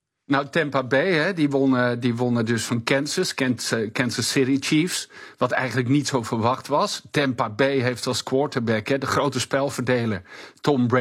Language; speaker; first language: Dutch; native; Dutch